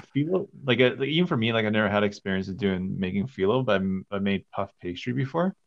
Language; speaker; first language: English; native; English